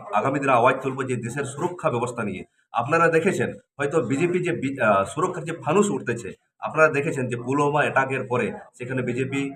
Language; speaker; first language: Bangla; non-native, local second language; Santali